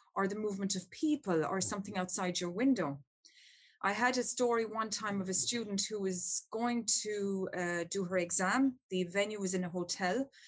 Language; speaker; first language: English; native; English